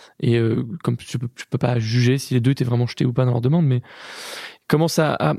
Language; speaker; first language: French; native; French